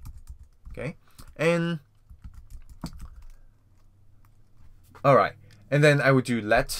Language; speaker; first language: English; non-native, fluent; Vietnamese